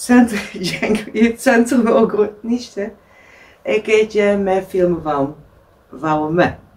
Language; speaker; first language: Polish; non-native, learner; Dutch